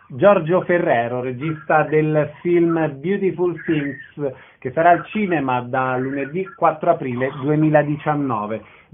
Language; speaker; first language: Italian; native; Italian